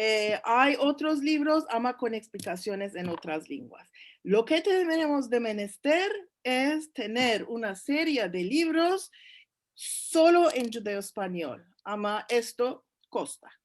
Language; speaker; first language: Spanish; early bilingual, heritage; Turkish